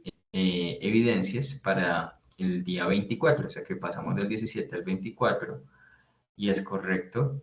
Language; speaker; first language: Spanish; native; Spanish